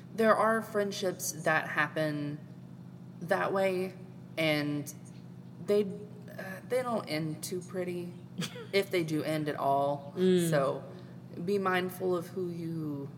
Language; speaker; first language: English; native; English